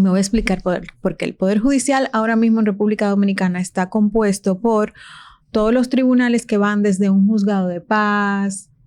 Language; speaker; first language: Spanish; native; Spanish